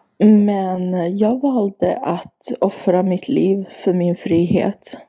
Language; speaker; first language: Swedish; early bilingual, other home language; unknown